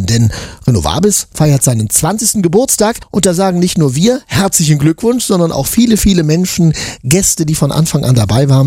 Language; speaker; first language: German; native; German